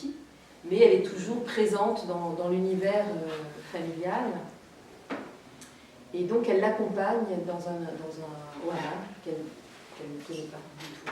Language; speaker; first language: French; native; French